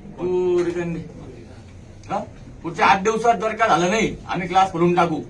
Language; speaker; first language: Marathi; native; Marathi